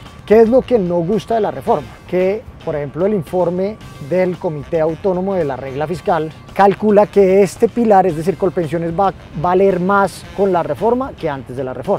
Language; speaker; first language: Spanish; native; Spanish